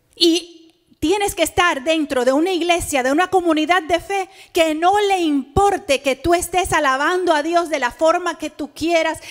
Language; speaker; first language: Spanish; early bilingual, heritage; Spanish